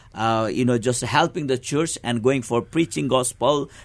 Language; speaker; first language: English; non-native, local second language; Nepali